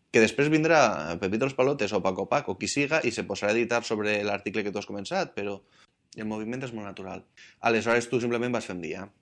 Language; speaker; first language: Catalan; native; Catalan